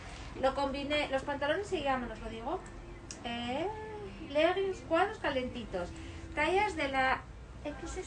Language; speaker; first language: Spanish; native; Spanish